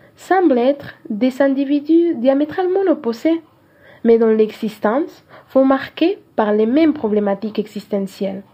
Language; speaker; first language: French; non-native, fluent; Spanish